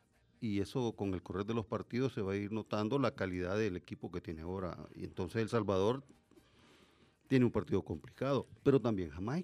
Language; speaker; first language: Spanish; native; Spanish